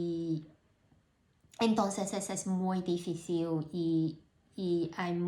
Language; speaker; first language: Spanish; non-native, learner; Cantonese